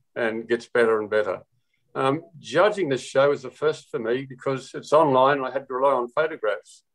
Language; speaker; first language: English; native; English